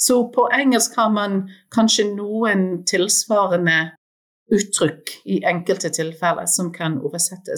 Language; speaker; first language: Norwegian; non-native, fluent; English